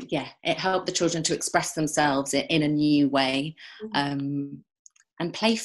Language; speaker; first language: English; native; English